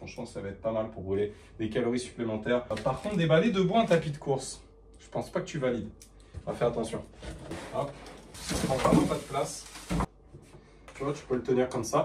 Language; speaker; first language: French; native; French